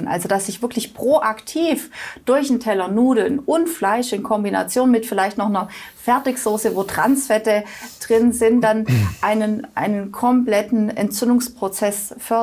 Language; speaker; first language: German; native; German